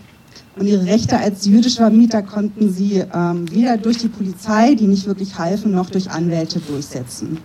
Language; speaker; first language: German; native; German